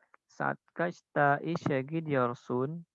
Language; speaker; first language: Turkish; non-native, learner; Indonesian